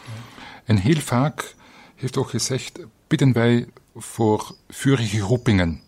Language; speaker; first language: Dutch; non-native, fluent; German